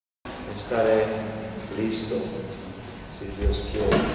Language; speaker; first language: Spanish; non-native, fluent; English